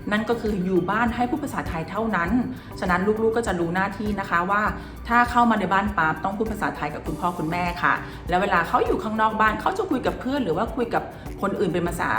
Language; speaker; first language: Thai; native; Thai